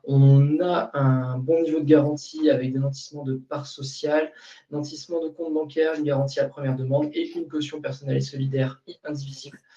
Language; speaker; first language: French; native; French